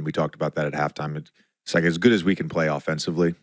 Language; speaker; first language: English; native; English